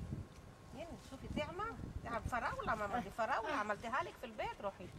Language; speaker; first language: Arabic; native; Arabic